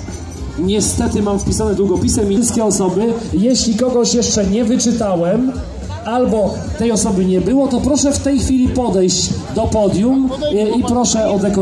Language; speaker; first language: Polish; native; Polish